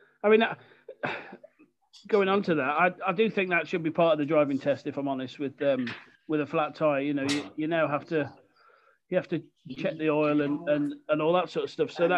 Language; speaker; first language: English; native; English